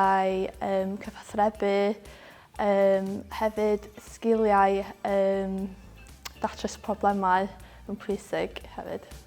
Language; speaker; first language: Welsh; non-native, local second language; English